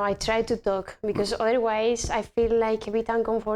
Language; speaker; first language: English; non-native, fluent; Spanish